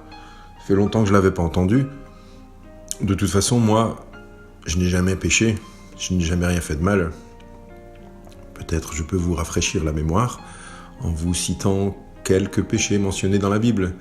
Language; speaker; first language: French; native; French